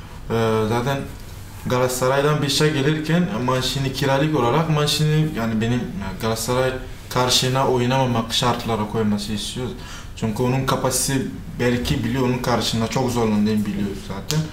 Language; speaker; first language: Turkish; non-native, fluent; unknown